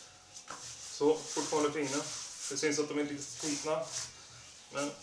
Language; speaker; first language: Swedish; non-native, local second language; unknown